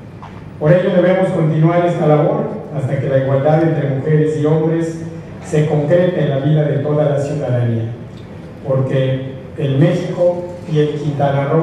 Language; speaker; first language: Spanish; native; Spanish